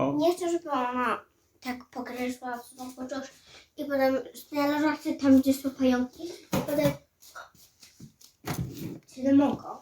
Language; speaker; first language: Polish; early bilingual, heritage; Samoan